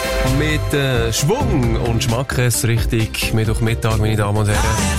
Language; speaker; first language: German; native; German